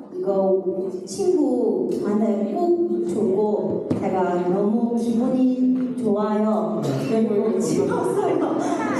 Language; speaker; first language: Korean; non-native, learner; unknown